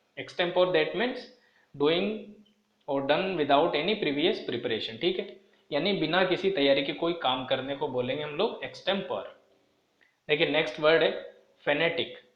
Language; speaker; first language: Hindi; native; Hindi